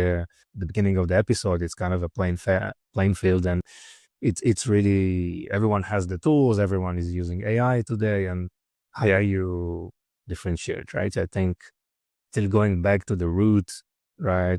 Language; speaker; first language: English; non-native, fluent; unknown